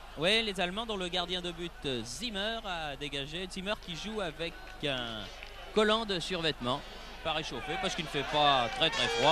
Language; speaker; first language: French; native; French